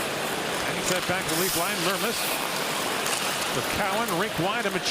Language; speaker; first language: English; native; English